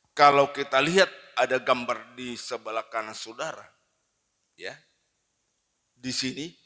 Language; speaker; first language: Indonesian; non-native, local second language; Batak Toba